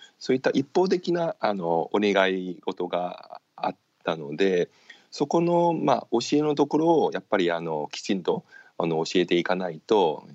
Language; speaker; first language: Japanese; non-native, fluent; Chinese